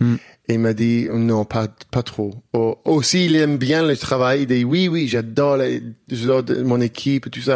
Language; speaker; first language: French; non-native, learner; English